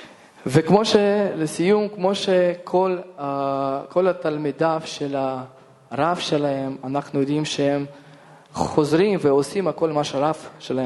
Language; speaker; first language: Hebrew; non-native, fluent; Russian